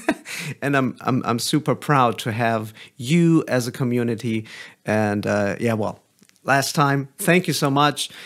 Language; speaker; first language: English; non-native, fluent; German